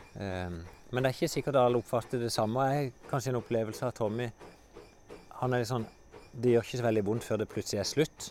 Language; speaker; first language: Norwegian; native; Norwegian